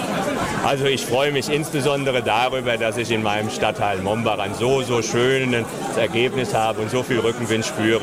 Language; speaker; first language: German; native; German